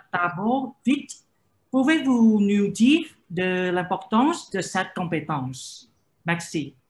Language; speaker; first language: French; non-native, fluent; Thai